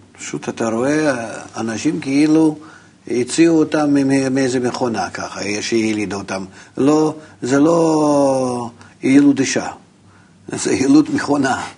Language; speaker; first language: Hebrew; non-native, fluent; Russian